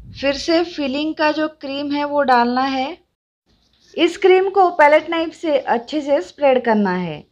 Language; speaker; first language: Hindi; non-native, local second language; Marathi